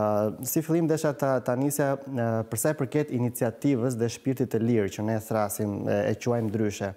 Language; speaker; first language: Albanian; native; Albanian